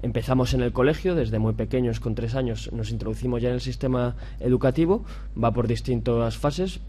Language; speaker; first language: Spanish; native; Spanish